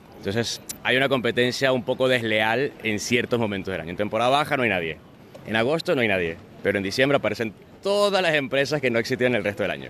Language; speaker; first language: Spanish; native; Spanish